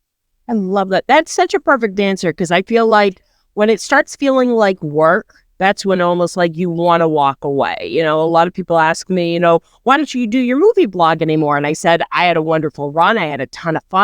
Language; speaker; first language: English; native; English